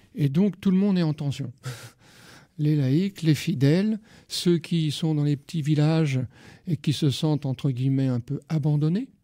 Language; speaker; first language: French; native; French